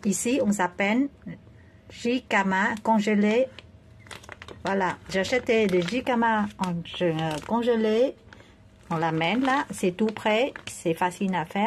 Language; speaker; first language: French; non-native, fluent; Vietnamese